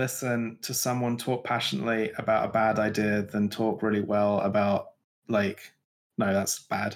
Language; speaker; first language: English; native; English